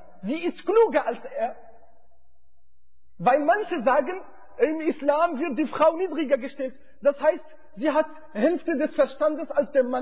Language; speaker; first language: German; non-native, fluent; Arabic